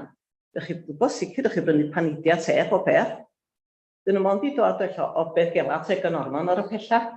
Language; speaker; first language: Welsh; native; Welsh